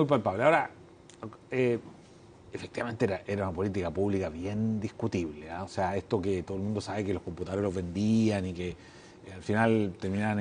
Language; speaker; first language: Spanish; native; Spanish